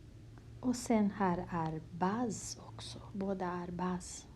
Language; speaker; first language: Swedish; non-native, fluent; Kurdish